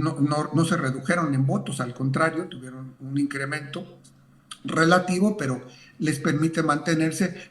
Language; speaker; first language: Spanish; native; Spanish